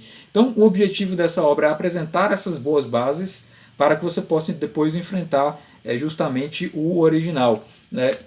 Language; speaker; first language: Portuguese; native; Portuguese